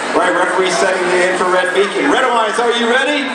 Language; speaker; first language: English; native; English